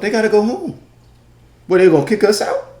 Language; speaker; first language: English; native; English